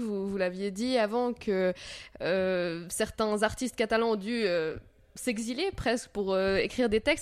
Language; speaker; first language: French; native; French